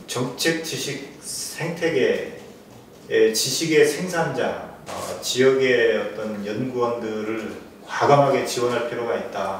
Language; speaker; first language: Korean; native; Korean